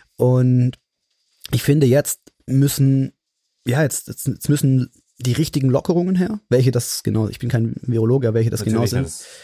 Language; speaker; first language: German; native; German